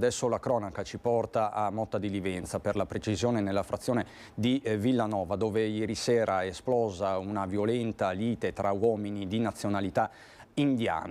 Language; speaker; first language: Italian; native; Italian